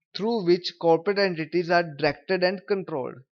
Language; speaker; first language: English; non-native, local second language; Punjabi